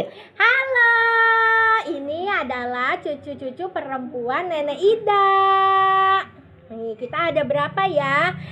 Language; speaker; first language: Indonesian; native; Indonesian